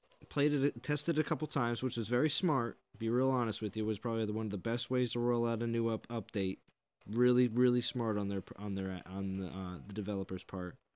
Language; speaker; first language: English; native; English